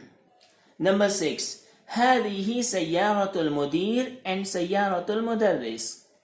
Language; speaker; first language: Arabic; non-native, fluent; Urdu